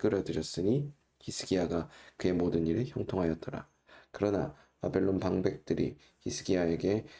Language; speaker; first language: Korean; native; Korean